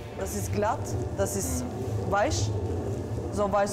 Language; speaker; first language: German; non-native, learner; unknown